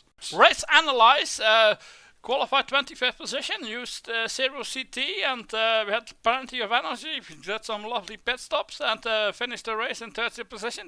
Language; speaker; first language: English; non-native, fluent; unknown